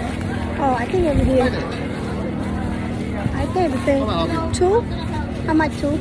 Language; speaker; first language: English; non-native, learner; Khmer